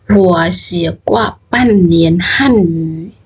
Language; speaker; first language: Chinese; non-native, learner; Khmer